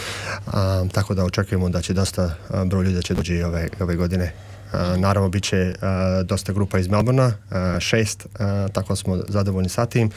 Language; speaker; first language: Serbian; early bilingual, heritage; Serbian